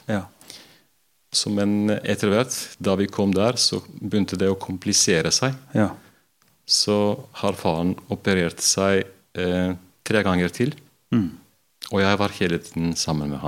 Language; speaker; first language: Norwegian; non-native, fluent; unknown